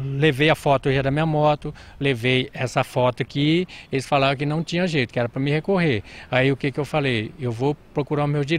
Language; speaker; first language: Portuguese; native; Portuguese